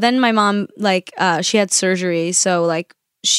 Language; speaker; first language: English; early bilingual, other home language; Spanish